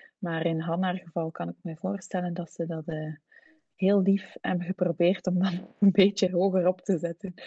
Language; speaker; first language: Dutch; native; Dutch